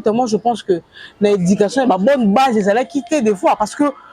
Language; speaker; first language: French; non-native, local second language; Lingala